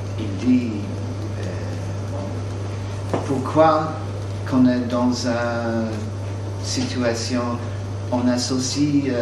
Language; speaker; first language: French; non-native, fluent; English